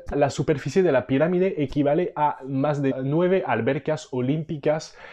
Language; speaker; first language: Spanish; non-native, fluent; French